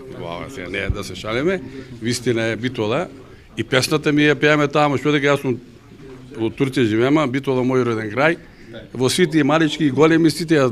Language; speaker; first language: Macedonian; early bilingual, heritage; Macedonian